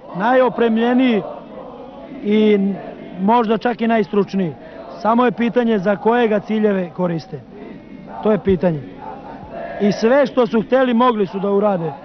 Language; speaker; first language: Serbian; native; Serbian